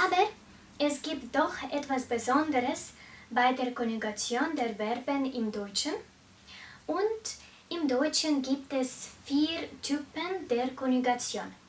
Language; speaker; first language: German; non-native, fluent; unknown